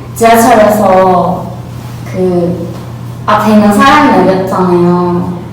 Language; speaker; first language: Korean; non-native, fluent; Turkish